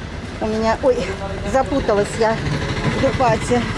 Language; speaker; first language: Russian; native; Russian